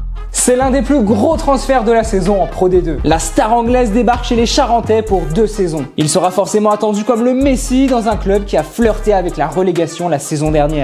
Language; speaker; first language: French; native; French